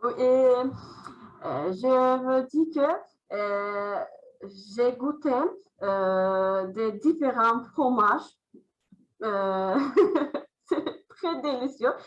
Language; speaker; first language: French; non-native, learner; Azerbaijani